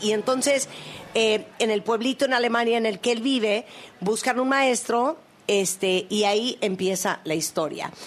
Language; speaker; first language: Spanish; native; Spanish